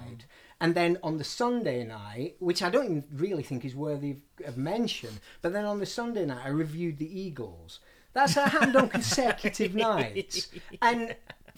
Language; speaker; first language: English; native; English